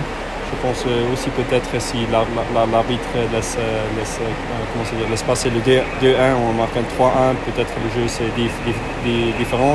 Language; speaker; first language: French; non-native, learner; German